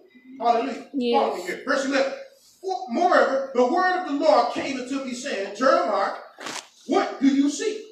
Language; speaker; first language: English; native; English